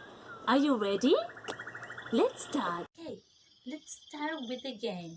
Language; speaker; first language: English; non-native, fluent; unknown